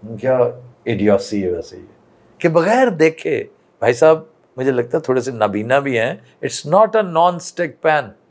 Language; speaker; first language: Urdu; non-native, local second language; Punjabi